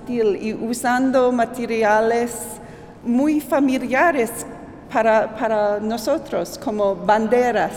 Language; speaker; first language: Spanish; non-native, fluent; English